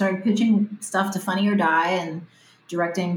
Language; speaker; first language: English; early bilingual, other home language; Spanish